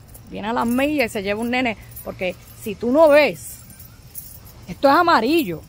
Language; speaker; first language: Spanish; native; Spanish